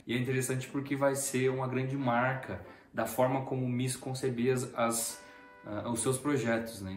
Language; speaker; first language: Portuguese; native; Portuguese